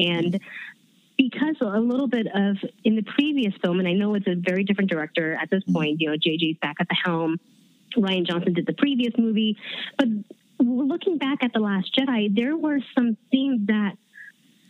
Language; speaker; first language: English; early bilingual, other home language; Chinese